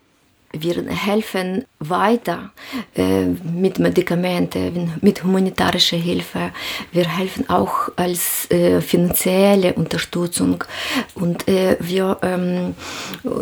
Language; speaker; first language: German; non-native, learner; Ukrainian